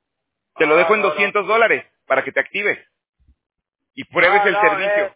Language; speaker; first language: Spanish; native; Spanish